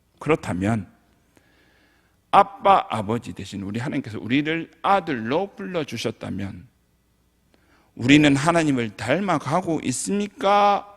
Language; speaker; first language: Korean; native; Korean